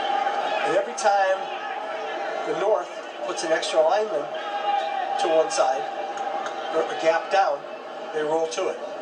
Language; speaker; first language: English; native; English